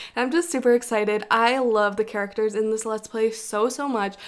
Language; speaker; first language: English; native; English